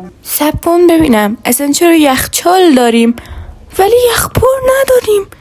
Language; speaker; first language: Persian; native; Persian